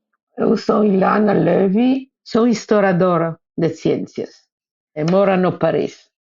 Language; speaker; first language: Portuguese; non-native, fluent; French